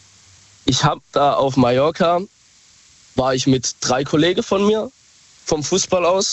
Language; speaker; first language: German; native; German